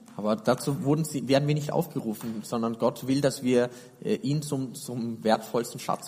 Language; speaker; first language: German; native; German